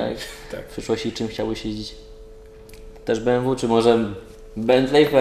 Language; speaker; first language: Polish; native; Polish